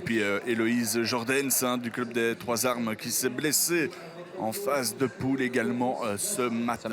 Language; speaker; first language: French; native; French